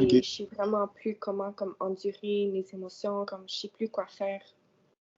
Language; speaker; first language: French; non-native, local second language; English